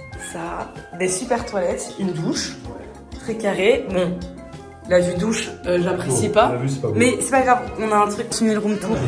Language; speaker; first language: French; native; French